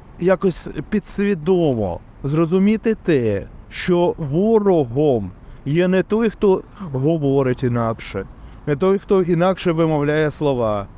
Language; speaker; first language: Ukrainian; native; Ukrainian